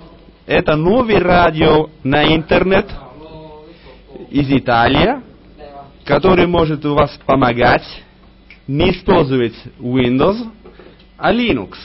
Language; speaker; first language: Russian; non-native, learner; Italian